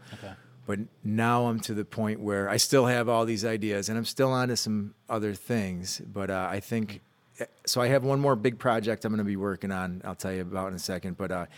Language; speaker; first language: English; native; English